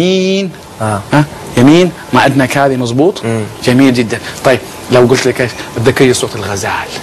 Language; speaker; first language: Arabic; native; Arabic